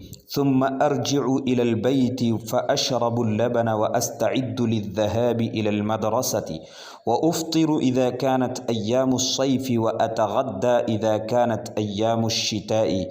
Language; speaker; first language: Arabic; non-native, fluent; Urdu